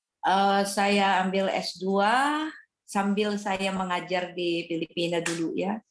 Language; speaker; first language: Indonesian; non-native, fluent; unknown